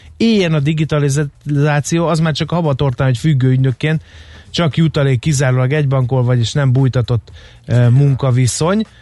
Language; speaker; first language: Hungarian; native; Hungarian